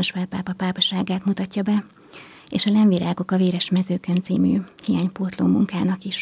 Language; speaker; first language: Hungarian; native; Hungarian